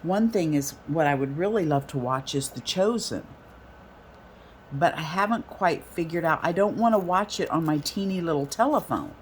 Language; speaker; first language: English; native; English